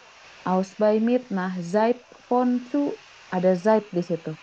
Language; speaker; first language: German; non-native, fluent; Indonesian